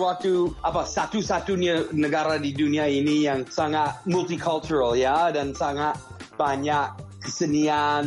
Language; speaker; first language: Indonesian; non-native, fluent; English